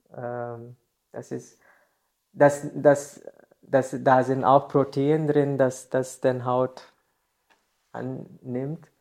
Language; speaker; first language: German; non-native, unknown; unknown